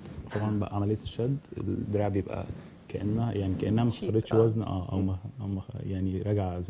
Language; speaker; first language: Arabic; native; Arabic